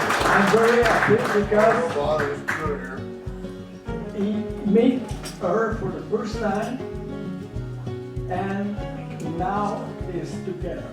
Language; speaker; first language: English; non-native, learner; French